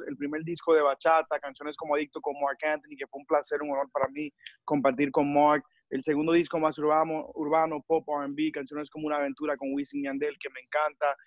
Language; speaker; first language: Spanish; early bilingual, heritage; Spanish